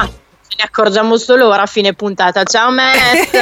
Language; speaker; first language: Italian; native; Italian